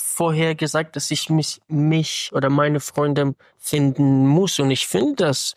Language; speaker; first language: German; non-native, fluent; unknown